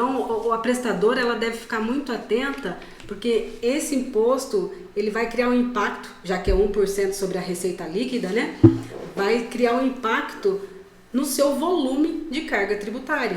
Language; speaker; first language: Portuguese; native; Portuguese